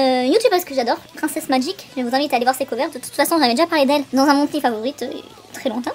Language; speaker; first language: French; native; French